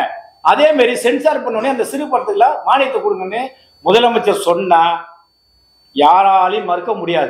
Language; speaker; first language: Tamil; native; Tamil